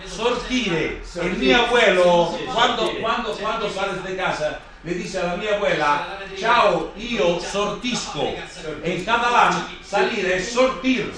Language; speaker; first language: Spanish; non-native, learner; Italian